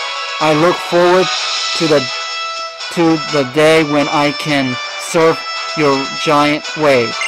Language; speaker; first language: English; native; English